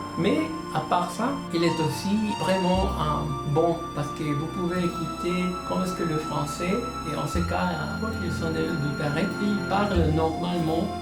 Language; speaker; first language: French; non-native, learner; Spanish